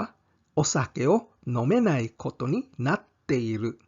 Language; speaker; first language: Japanese; non-native, fluent; English